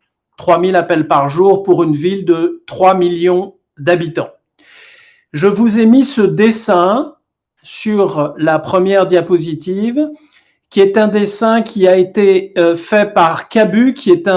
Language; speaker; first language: French; native; French